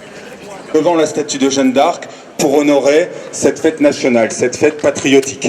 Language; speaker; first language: French; native; French